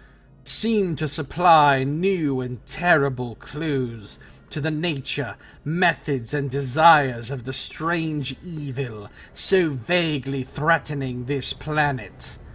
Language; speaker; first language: English; native; English